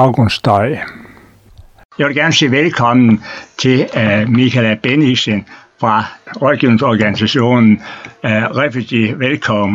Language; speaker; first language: Danish; native; Danish